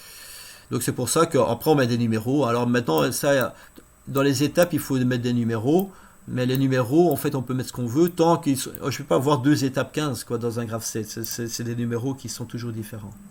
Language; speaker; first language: French; native; French